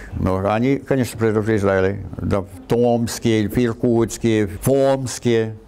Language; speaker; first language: Russian; non-native, fluent; English